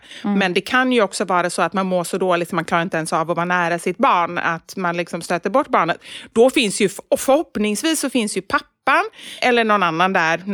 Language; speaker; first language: Swedish; native; Swedish